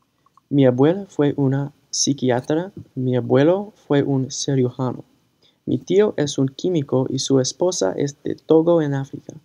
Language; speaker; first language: Spanish; early bilingual, heritage; Spanish